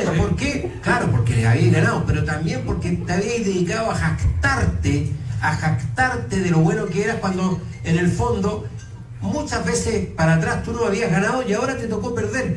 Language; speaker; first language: Spanish; native; Spanish